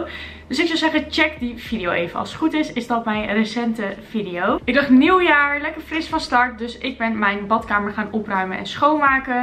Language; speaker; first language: Dutch; native; Dutch